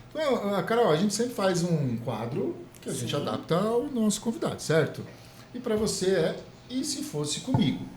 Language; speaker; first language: Portuguese; native; Portuguese